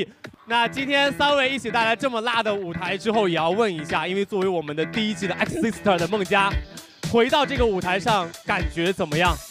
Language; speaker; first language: Chinese; native; Chinese